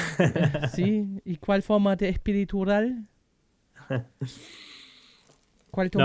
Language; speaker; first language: Spanish; non-native, learner; German